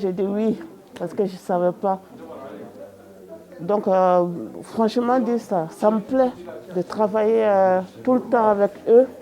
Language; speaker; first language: French; non-native, fluent; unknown